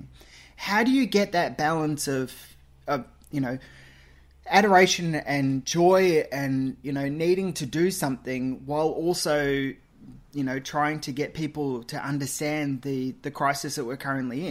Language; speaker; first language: English; native; English